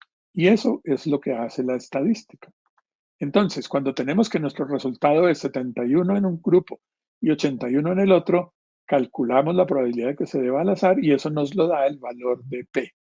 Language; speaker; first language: Spanish; native; Spanish